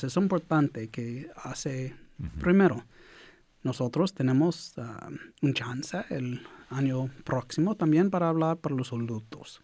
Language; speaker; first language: Spanish; early bilingual, heritage; English